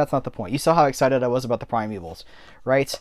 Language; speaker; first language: English; native; English